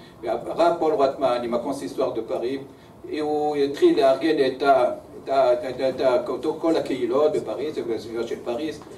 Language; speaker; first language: Hebrew; early bilingual, other home language; French